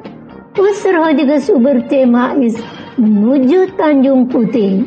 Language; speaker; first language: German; non-native, fluent; Indonesian